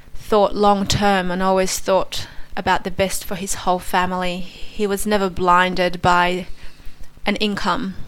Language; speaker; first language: English; non-native, fluent; Polish